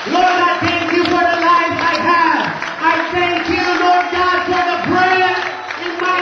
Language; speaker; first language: English; non-native, local second language; Filipino